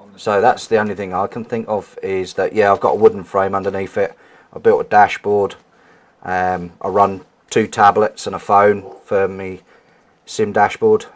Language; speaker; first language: English; native; English